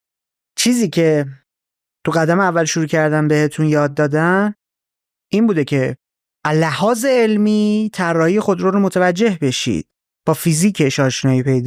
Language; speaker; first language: Persian; native; Persian